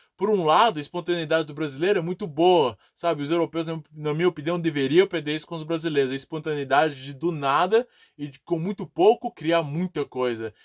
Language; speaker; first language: Portuguese; native; Portuguese